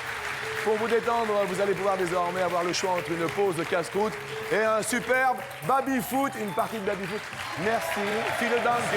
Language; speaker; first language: French; native; French